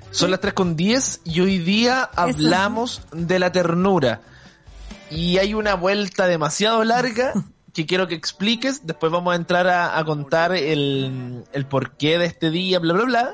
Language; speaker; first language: Spanish; native; Spanish